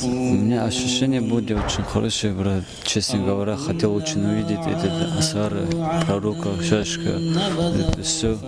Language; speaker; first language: Russian; non-native, local second language; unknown